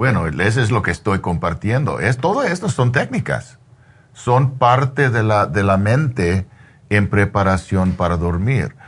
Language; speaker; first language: Spanish; non-native, learner; English